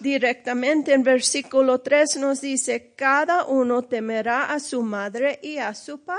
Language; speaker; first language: Spanish; early bilingual, heritage; English